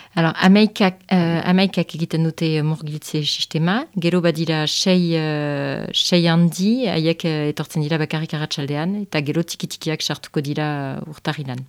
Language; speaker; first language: Basque; non-native, local second language; French